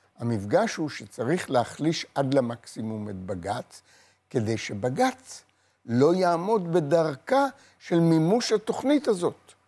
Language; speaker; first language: Hebrew; native; Hebrew